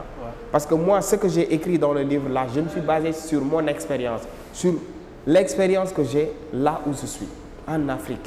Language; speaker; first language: French; non-native, local second language; Wolof